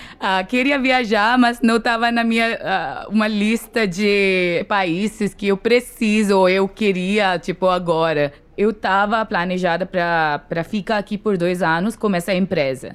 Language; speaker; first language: Portuguese; non-native, learner; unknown